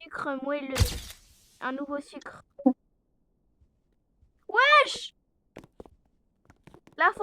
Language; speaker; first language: French; native; French